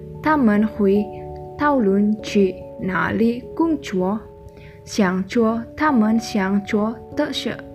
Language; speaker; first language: Chinese; non-native, learner; Indonesian